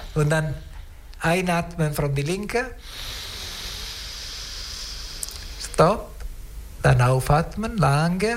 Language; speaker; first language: German; non-native, learner; Italian